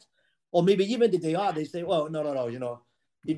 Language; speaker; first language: English; non-native, local second language; Cantonese